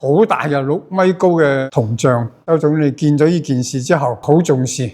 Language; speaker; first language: Cantonese; native; Cantonese